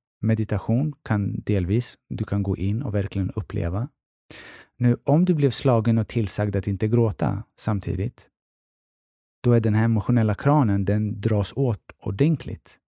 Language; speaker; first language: Swedish; early bilingual, other home language; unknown